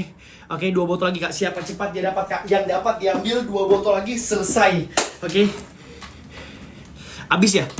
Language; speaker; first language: Indonesian; native; Indonesian